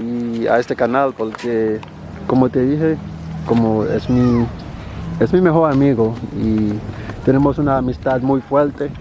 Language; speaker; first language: Spanish; non-native, learner; Haitian Creole